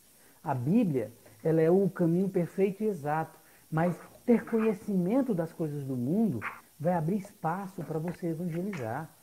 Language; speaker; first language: Portuguese; native; Portuguese